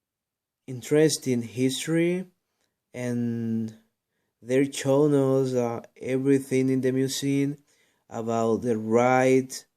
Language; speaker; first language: English; non-native, learner; Spanish